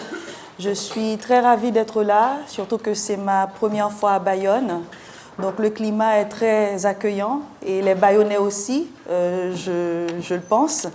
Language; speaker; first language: French; non-native, local second language; Haitian Creole